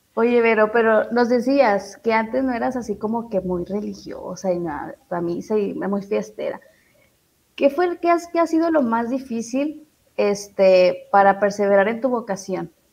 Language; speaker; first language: Spanish; native; Spanish